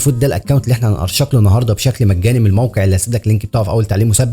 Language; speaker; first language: Arabic; native; Arabic